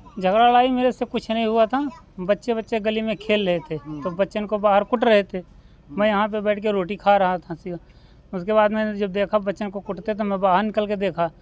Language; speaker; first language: Hindi; native; Hindi